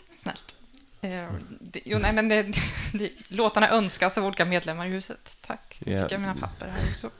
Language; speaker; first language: Swedish; native; Swedish